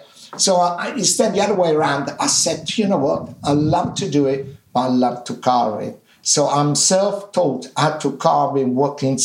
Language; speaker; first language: English; non-native, fluent; Italian